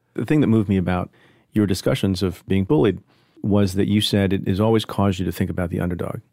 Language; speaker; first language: English; early bilingual, other home language; Hindi